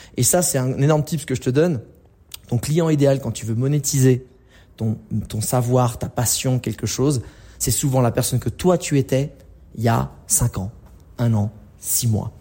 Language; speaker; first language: French; native; French